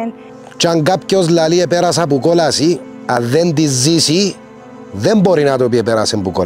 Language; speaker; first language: Greek; native; Greek